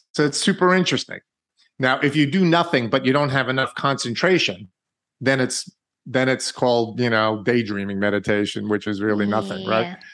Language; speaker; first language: English; native; English